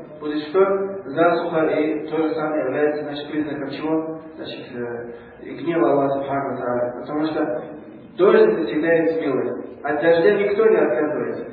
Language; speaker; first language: Russian; non-native, local second language; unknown